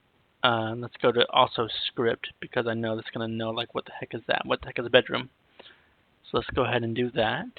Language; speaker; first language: English; native; English